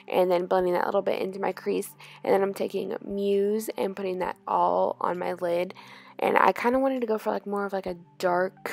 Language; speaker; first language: English; native; English